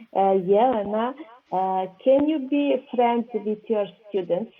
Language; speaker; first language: English; non-native, learner; Serbian